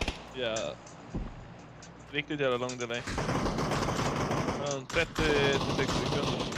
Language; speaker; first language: Swedish; native; Swedish